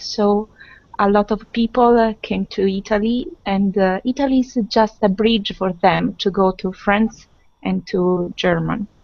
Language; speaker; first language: English; non-native, fluent; Italian